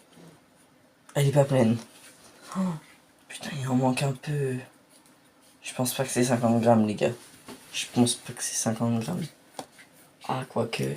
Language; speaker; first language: French; native; French